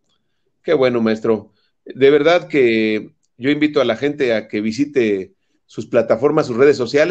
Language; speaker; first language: Spanish; native; Spanish